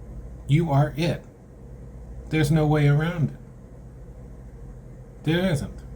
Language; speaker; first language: English; native; English